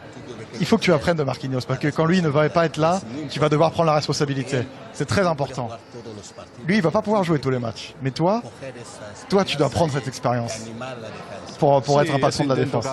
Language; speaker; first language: French; native; French